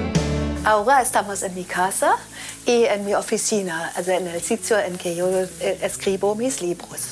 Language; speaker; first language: Spanish; non-native, fluent; German